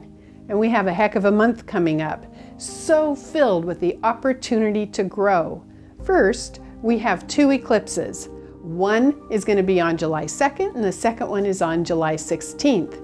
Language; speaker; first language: English; native; English